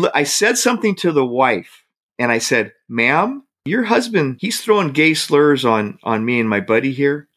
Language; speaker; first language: English; native; English